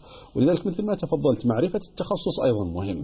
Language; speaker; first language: Arabic; native; Arabic